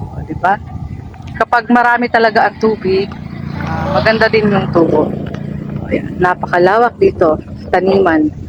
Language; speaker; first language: Filipino; non-native, local second language; Bikol